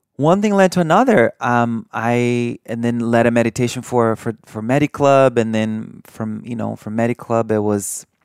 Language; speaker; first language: English; early bilingual, other home language; Portuguese